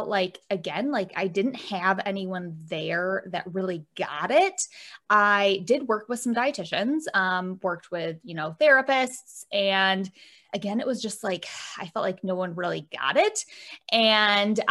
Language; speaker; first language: English; native; English